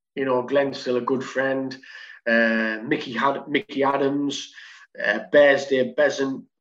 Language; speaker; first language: English; native; English